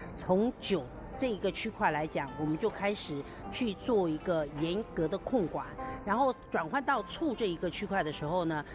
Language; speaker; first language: Chinese; native; Chinese